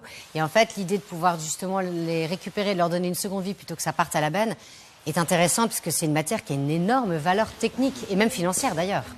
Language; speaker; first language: French; native; French